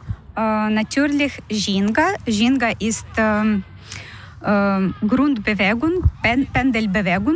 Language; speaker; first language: German; non-native, fluent; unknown